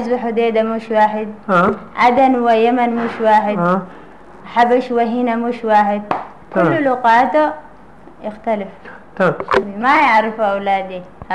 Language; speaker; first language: Arabic; non-native, learner; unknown